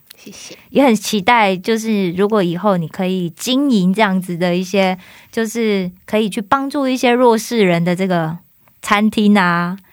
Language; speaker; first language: Chinese; native; Chinese